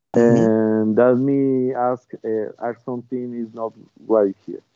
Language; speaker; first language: English; non-native, learner; Spanish